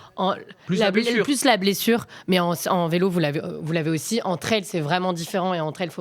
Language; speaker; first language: French; native; French